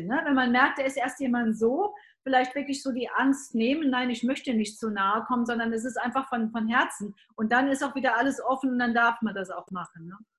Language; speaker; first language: German; native; German